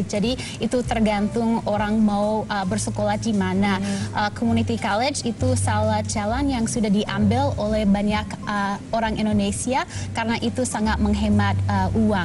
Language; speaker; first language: Indonesian; non-native, fluent; English